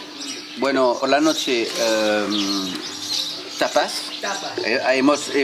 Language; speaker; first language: Spanish; non-native, learner; French